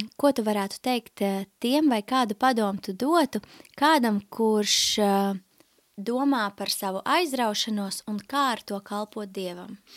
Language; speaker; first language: Latvian; native; Latvian